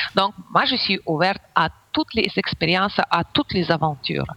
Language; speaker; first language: French; non-native, fluent; Ukrainian